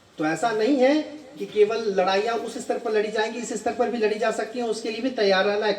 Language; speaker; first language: Hindi; native; Hindi